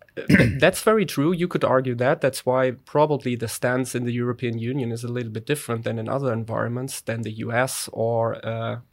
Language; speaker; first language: English; non-native, fluent; German